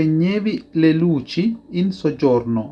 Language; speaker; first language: Italian; non-native, fluent; Sinhala